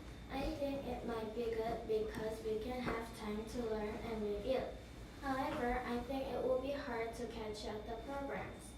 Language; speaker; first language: English; non-native, learner; Korean